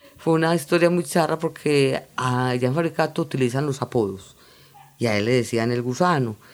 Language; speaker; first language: Spanish; native; Spanish